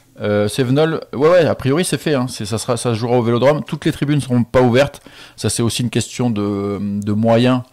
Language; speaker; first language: French; native; French